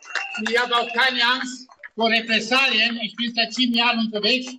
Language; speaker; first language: German; non-native, fluent; Romanian